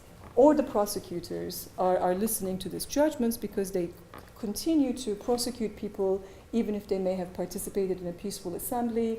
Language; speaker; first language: English; non-native, fluent; Turkish